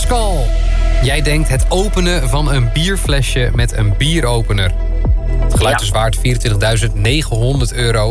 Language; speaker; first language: Dutch; native; Dutch